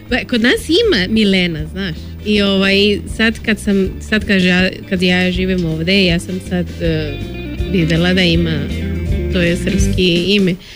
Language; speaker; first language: Serbian; non-native, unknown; Spanish